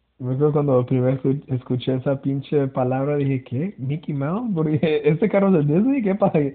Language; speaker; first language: Spanish; early bilingual, heritage; Spanish